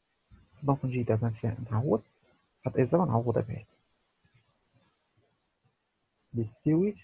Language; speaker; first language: Arabic; native; Arabic